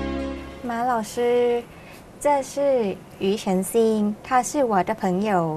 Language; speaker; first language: Chinese; non-native, learner; Thai